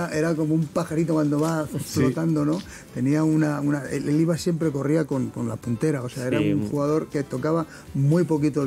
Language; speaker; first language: Spanish; native; Spanish